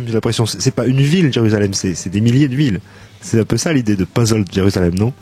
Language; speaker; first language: French; native; French